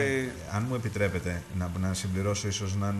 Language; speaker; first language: Greek; native; Greek